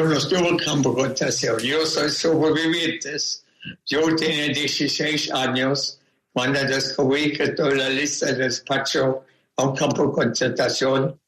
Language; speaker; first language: Spanish; non-native, fluent; German